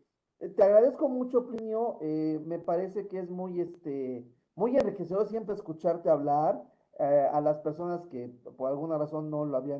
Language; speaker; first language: Spanish; native; Spanish